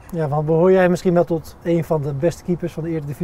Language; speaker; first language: Dutch; native; Dutch